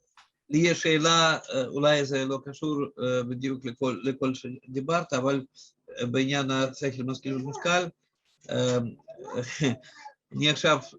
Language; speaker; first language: Hebrew; non-native, fluent; Russian